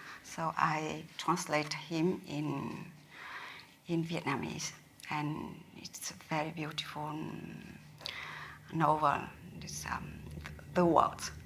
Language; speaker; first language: English; non-native, learner; Vietnamese